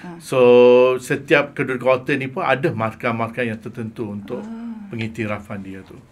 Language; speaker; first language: Malay; non-native, local second language; Tamil